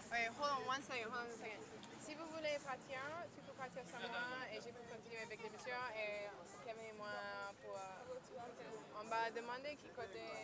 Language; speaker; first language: French; non-native, learner; English